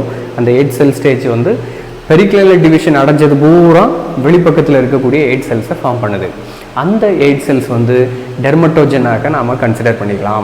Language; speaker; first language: Tamil; native; Tamil